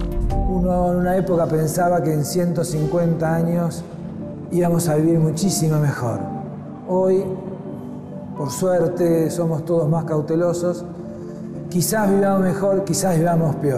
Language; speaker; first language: Spanish; native; Spanish